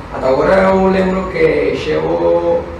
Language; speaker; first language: Portuguese; non-native, fluent; Spanish